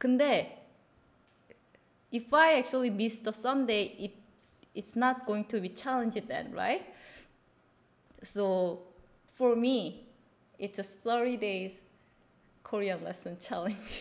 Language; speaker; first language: English; non-native, fluent; Korean